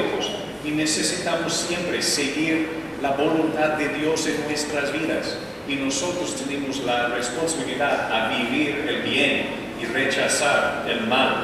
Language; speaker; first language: Spanish; non-native, fluent; English